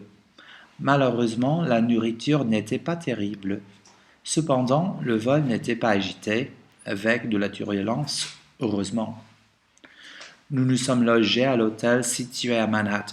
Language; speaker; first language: French; non-native, learner; English